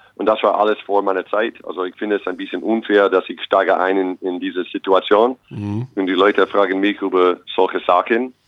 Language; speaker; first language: German; non-native, fluent; English